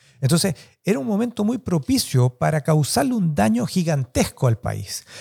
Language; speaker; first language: Spanish; native; Spanish